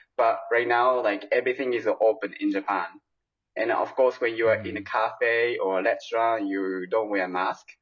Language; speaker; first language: English; non-native, fluent; Japanese